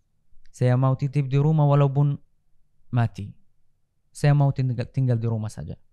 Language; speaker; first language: Indonesian; non-native, fluent; Arabic